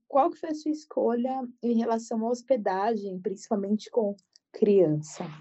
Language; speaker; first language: Portuguese; native; Portuguese